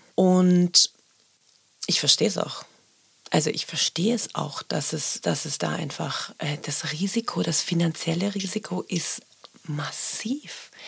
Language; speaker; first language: German; early bilingual, other home language; Persian